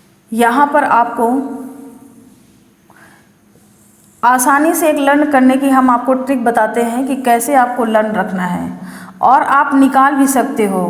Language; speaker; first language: Hindi; native; Hindi